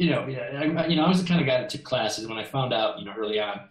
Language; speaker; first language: English; native; English